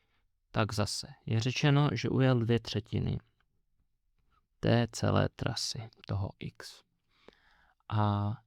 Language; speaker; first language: Czech; native; Czech